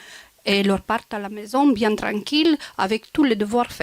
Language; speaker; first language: French; non-native, local second language; Romanian